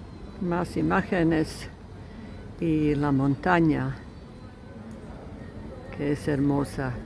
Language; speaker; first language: Spanish; non-native, fluent; Croatian